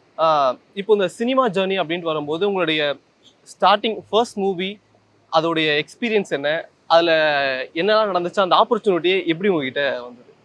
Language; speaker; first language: Tamil; native; Tamil